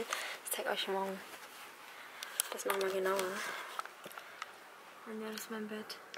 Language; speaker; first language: German; early bilingual, other home language; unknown